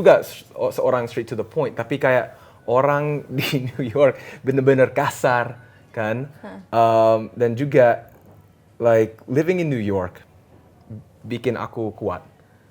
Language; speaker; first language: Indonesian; early bilingual, heritage; English